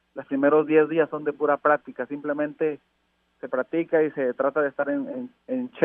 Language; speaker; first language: Spanish; native; Spanish